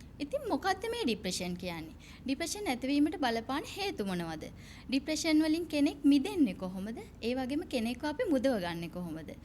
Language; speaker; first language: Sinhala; native; Sinhala